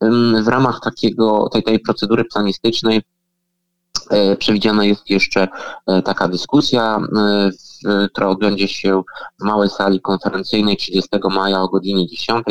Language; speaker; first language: Polish; native; Polish